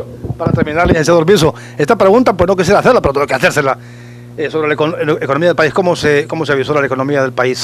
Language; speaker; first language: Spanish; native; Spanish